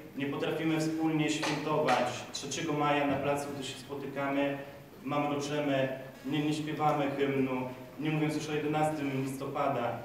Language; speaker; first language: Polish; native; Polish